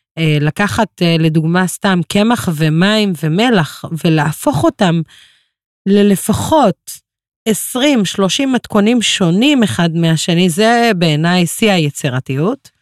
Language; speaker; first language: Hebrew; non-native, local second language; Arabic